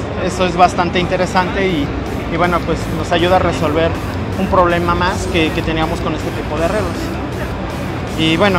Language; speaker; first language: Spanish; native; Spanish